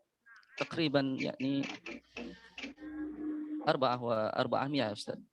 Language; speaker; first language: Arabic; non-native, learner; Indonesian